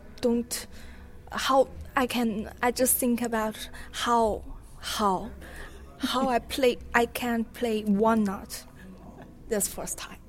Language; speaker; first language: English; non-native, learner; Chinese